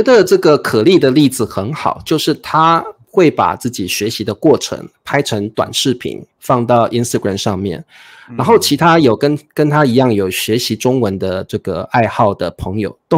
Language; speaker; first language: Chinese; native; Chinese